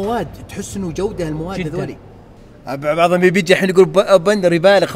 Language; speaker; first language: Arabic; native; Arabic